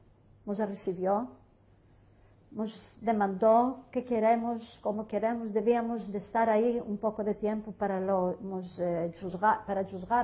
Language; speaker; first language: Spanish; early bilingual, heritage; Ladino